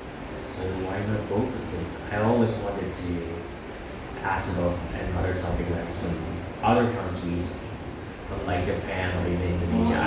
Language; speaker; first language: English; non-native, fluent; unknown